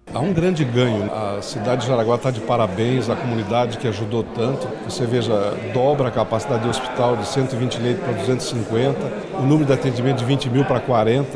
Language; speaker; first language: Portuguese; native; Portuguese